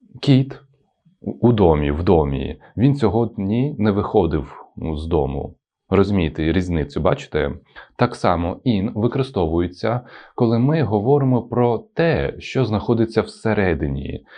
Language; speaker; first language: Ukrainian; non-native, local second language; Russian